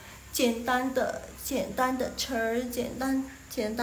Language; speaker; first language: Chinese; non-native, fluent; Indonesian